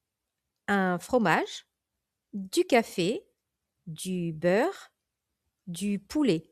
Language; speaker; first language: French; native; French